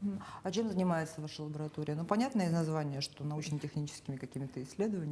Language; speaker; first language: Russian; native; Russian